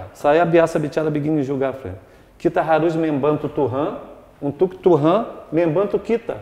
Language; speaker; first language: Indonesian; non-native, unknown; Portuguese